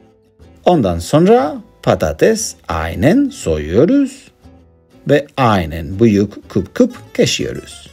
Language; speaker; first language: Turkish; non-native, learner; Spanish